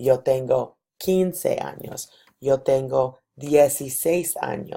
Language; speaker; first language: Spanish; non-native, fluent; English